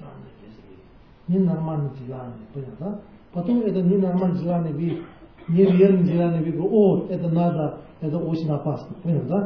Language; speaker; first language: Russian; non-native, learner; Tibetan